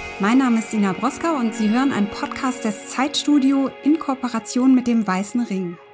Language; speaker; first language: German; native; German